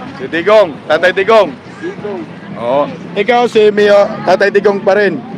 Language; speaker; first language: Filipino; non-native, local second language; Cebuano